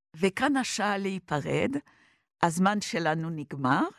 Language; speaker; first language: Hebrew; non-native, fluent; French